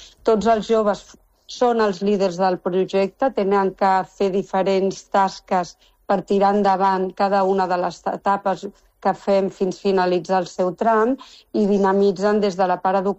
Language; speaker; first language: Catalan; non-native, local second language; Spanish